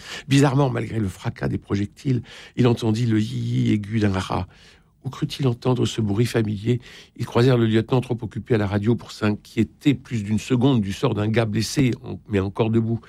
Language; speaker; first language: French; native; French